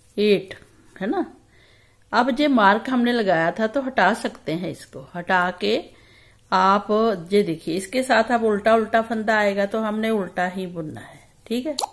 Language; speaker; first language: Hindi; native; Hindi